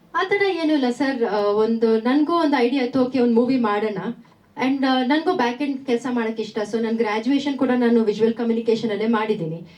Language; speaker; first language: Kannada; non-native, local second language; Tamil